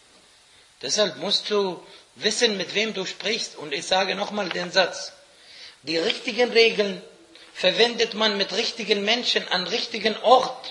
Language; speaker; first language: German; non-native, fluent; Arabic